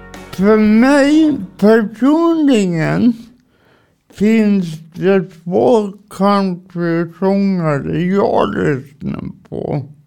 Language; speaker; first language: Swedish; native; Swedish